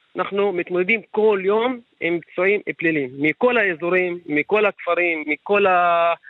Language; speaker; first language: Hebrew; non-native, local second language; Arabic